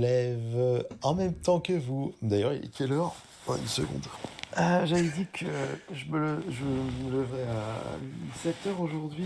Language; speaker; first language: French; native; French